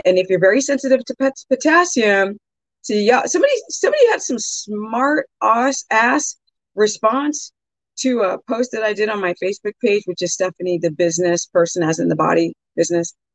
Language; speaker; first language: English; native; English